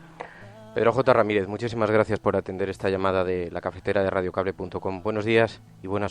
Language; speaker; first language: Spanish; native; Spanish